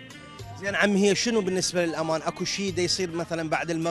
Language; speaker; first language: Arabic; native; Arabic